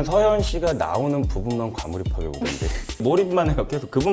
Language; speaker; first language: Korean; native; Korean